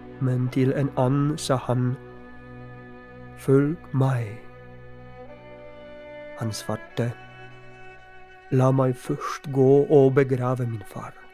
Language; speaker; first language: Norwegian; non-native, fluent; Polish